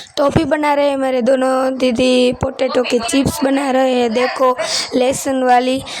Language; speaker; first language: Hindi; non-native, local second language; Gujarati